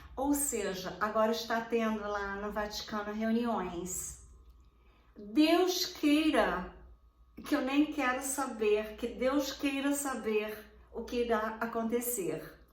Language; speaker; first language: Portuguese; native; Portuguese